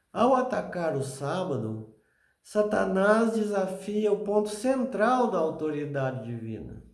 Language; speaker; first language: Portuguese; native; Portuguese